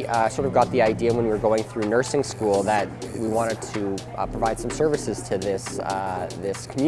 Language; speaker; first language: English; native; English